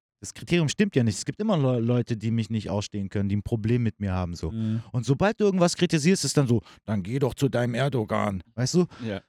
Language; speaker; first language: German; early bilingual, other home language; Turkish